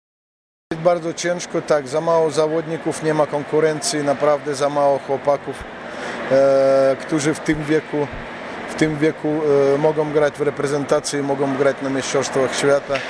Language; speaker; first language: Polish; non-native, fluent; Russian